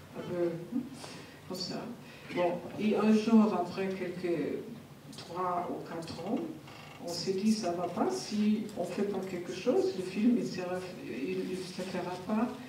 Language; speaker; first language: French; non-native, fluent; German